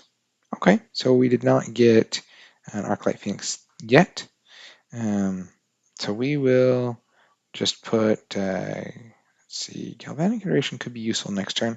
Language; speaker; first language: English; native; English